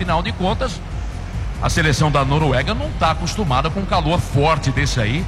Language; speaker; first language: Portuguese; native; Portuguese